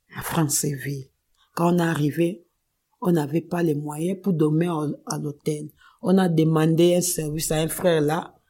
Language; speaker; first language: French; non-native, local second language; Kongo